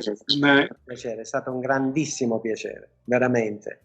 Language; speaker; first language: Italian; native; Italian